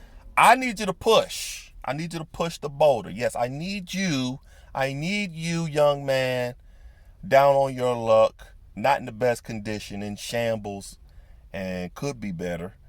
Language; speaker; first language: English; native; English